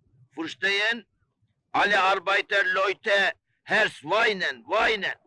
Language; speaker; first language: German; non-native, learner; Turkish